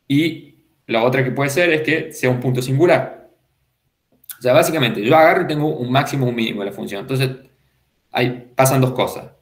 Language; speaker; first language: Spanish; native; Spanish